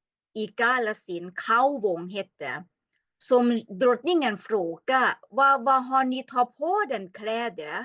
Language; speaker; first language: Swedish; non-native, learner; Thai